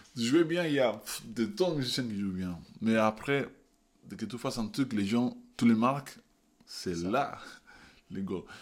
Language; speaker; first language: French; non-native, fluent; Spanish